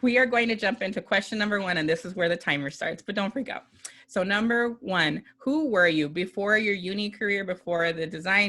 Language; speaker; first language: English; native; English